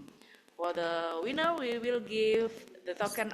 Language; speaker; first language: English; non-native, fluent; Indonesian